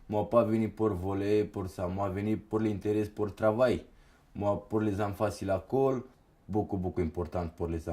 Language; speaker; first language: French; non-native, learner; Romanian